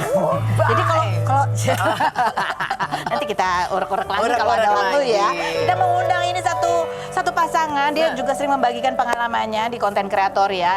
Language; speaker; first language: Indonesian; native; Indonesian